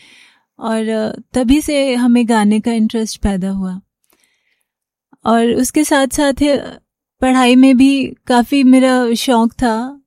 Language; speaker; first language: Hindi; native; Hindi